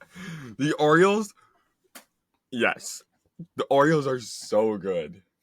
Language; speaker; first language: English; native; English